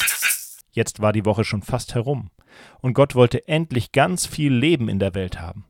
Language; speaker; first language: German; native; German